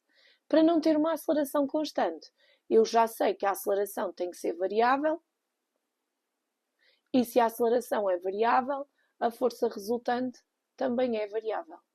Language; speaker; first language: Portuguese; native; Portuguese